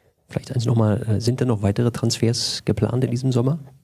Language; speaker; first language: German; native; German